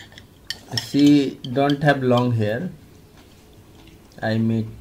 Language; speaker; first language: English; non-native, local second language; Hindi